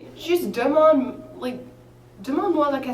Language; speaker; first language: French; non-native, fluent; English